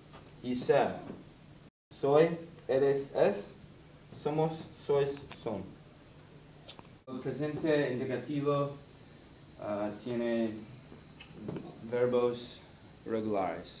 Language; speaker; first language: Spanish; non-native, learner; English